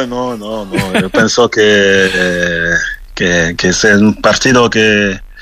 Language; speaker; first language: Spanish; non-native, fluent; French